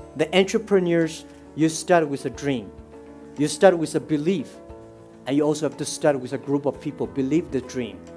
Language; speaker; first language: English; non-native, fluent; Chinese